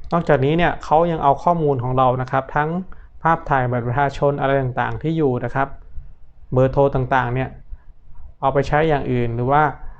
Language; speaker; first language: Thai; native; Thai